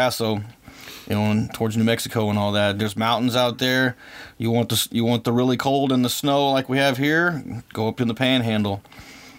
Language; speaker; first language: English; native; English